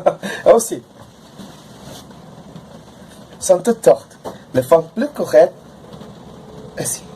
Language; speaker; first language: French; non-native, learner; Portuguese